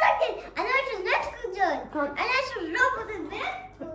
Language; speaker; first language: Russian; non-native, local second language; Kazakh